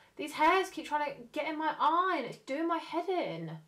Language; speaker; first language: English; native; English